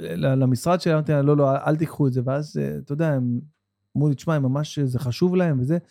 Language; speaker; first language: Hebrew; native; Hebrew